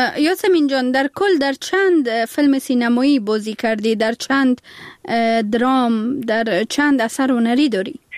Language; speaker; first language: Persian; native; Persian